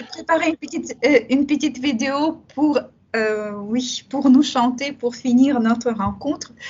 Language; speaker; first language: French; non-native, fluent; Russian